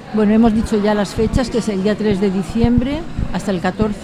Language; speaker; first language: Spanish; non-native, fluent; German